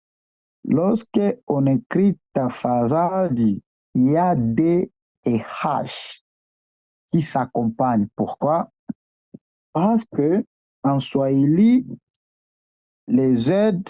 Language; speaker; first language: French; non-native, local second language; Swahili